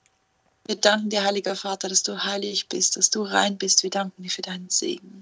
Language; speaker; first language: German; native; German